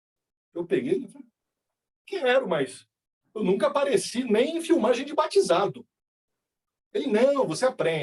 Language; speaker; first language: Portuguese; native; Portuguese